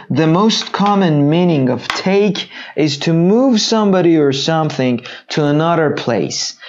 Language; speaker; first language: English; non-native, fluent; Persian